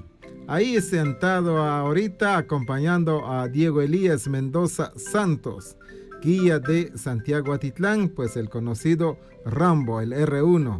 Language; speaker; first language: Spanish; non-native, local second language; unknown